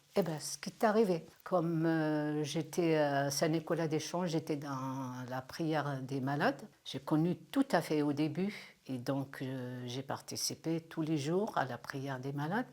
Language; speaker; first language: French; non-native, local second language; Kabyle